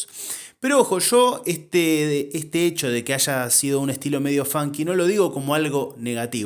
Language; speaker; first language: Spanish; native; Spanish